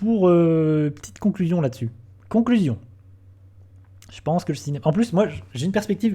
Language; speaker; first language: French; native; French